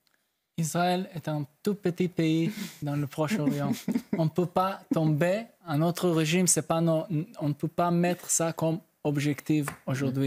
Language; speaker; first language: French; non-native, fluent; Hebrew